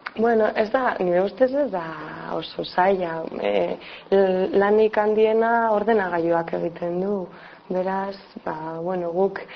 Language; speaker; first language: Basque; non-native, local second language; Spanish